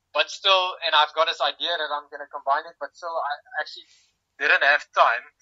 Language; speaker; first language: English; non-native, local second language; Afrikaans